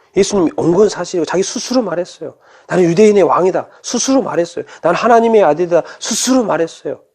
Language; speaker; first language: Korean; native; Korean